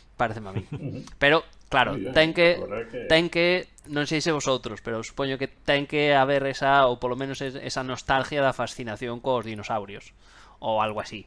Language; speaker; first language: Galician; non-native, local second language; Spanish